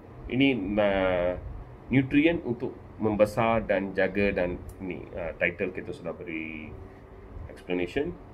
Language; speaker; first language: Malay; non-native, local second language; Tamil